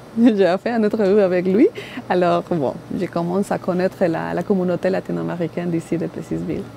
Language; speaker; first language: French; non-native, fluent; Spanish